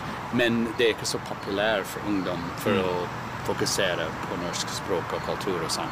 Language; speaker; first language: Norwegian; non-native, learner; English